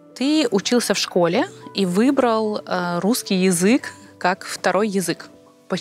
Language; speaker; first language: Russian; native; Russian